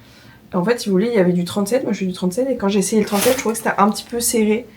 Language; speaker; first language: French; native; French